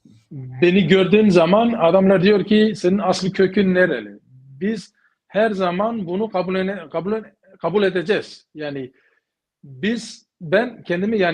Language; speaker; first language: Turkish; early bilingual, heritage; Kurdish